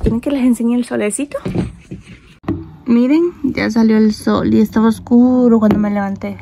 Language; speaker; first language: Spanish; native; Spanish